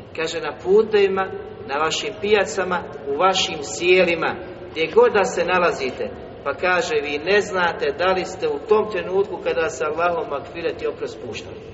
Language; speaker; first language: Bosnian; native; Bosnian